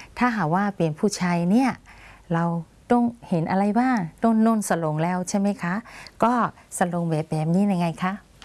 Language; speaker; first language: Thai; non-native, fluent; Burmese